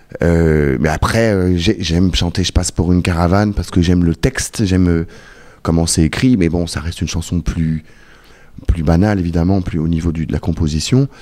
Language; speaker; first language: French; native; French